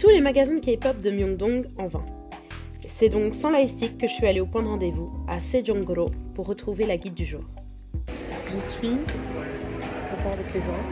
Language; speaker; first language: French; native; French